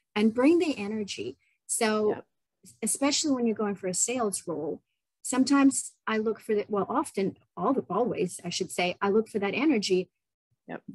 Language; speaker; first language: English; non-native, fluent; Ukrainian